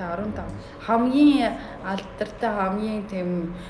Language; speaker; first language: Mongolian; early bilingual, heritage; Mongolian